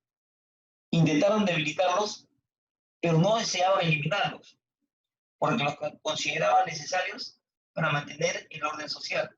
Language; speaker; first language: Spanish; native; Spanish